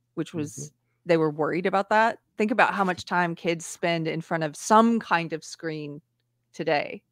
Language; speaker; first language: English; native; English